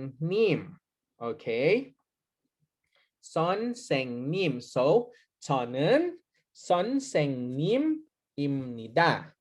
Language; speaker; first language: Korean; non-native, learner; Hiligaynon